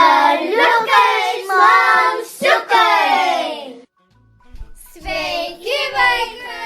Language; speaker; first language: Lithuanian; early bilingual, heritage; Lithuanian